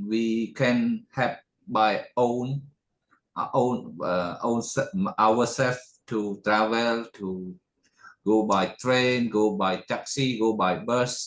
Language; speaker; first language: English; non-native, learner; Khmer